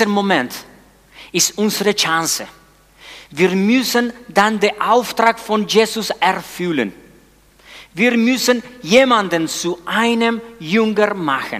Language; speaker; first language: German; non-native, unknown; Spanish